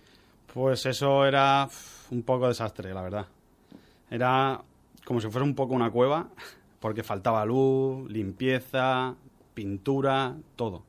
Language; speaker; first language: Spanish; native; Spanish